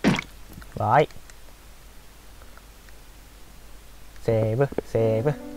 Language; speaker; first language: Japanese; native; Japanese